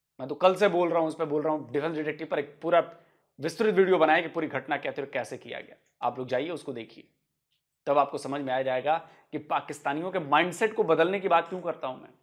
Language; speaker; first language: Hindi; native; Hindi